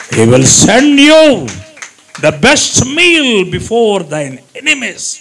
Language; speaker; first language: English; non-native, local second language; Telugu